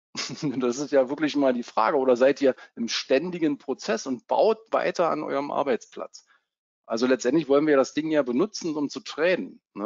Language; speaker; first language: German; native; German